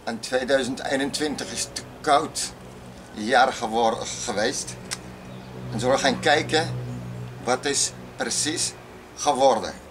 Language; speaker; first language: Dutch; non-native, learner; Arabic